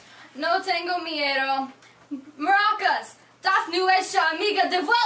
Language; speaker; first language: Spanish; non-native, learner; English